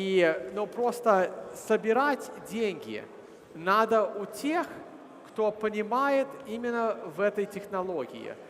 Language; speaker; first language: Russian; early bilingual, heritage; Russian